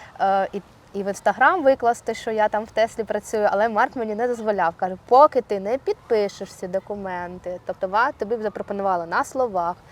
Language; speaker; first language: Ukrainian; non-native, local second language; Russian